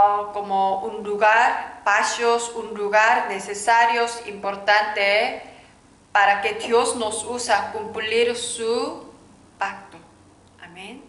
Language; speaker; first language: Spanish; non-native, learner; Korean